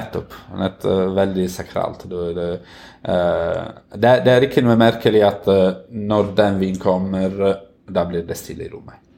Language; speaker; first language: Norwegian; non-native, fluent; Italian